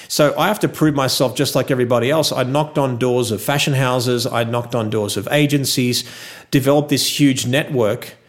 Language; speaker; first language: English; native; English